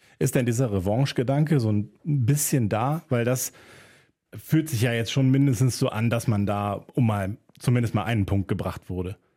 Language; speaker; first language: German; native; German